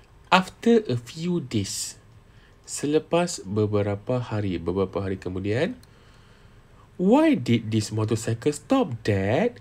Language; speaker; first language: English; non-native, local second language; Malay